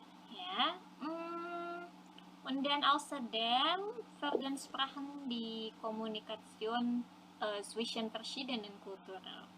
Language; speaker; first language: German; non-native, fluent; Indonesian